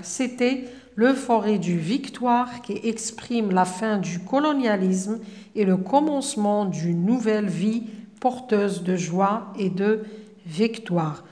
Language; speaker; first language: French; non-native, local second language; Arabic